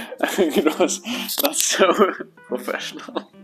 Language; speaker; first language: English; non-native, learner; French